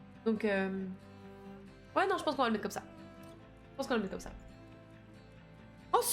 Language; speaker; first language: French; native; French